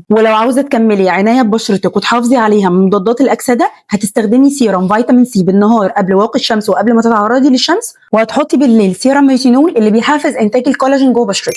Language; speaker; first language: Arabic; native; Arabic